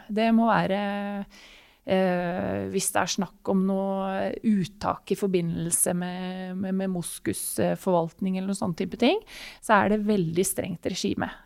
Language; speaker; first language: Norwegian; native; Norwegian